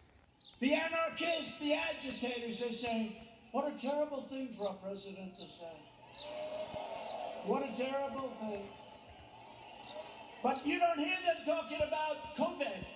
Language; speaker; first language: English; native; English